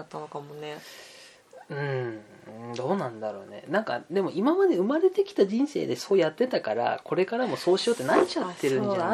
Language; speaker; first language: Japanese; native; Japanese